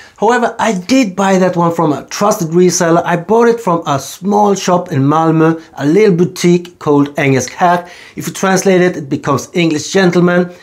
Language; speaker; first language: English; non-native, fluent; Swedish